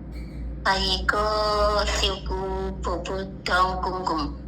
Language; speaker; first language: Cantonese; non-native, learner; Indonesian